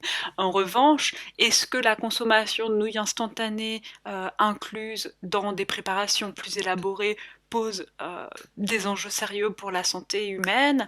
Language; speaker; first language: French; native; French